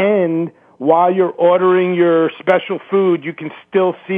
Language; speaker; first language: English; native; English